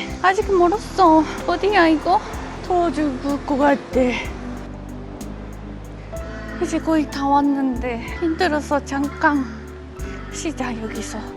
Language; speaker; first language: Korean; non-native, fluent; Japanese